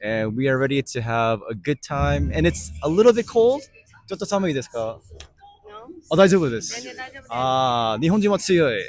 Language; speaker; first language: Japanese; non-native, learner; English